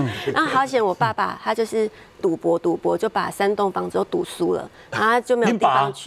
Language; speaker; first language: Chinese; native; Chinese